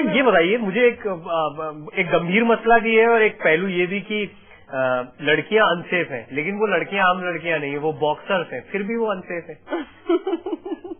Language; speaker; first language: Hindi; native; Hindi